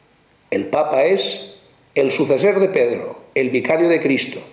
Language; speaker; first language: Spanish; native; Spanish